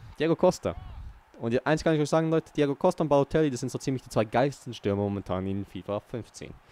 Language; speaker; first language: German; early bilingual, other home language; Portuguese